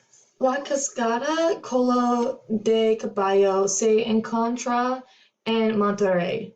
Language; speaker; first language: Spanish; non-native, learner; English